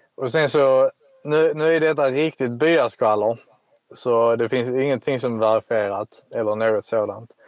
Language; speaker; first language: Swedish; native; Swedish